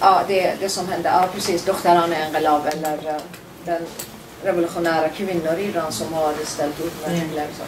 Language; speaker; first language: Swedish; non-native, fluent; Persian